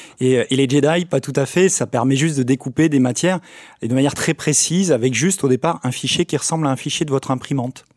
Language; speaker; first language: French; native; French